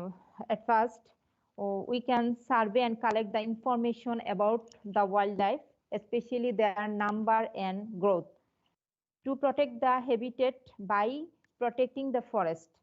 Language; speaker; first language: English; non-native, learner; Bangla